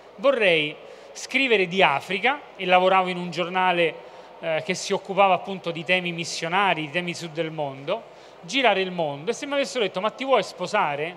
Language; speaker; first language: Italian; native; Italian